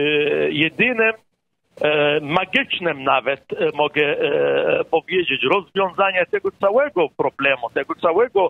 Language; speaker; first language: Polish; non-native, fluent; Arabic